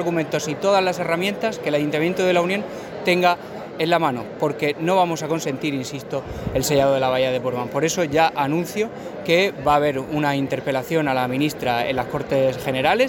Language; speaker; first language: Spanish; native; Spanish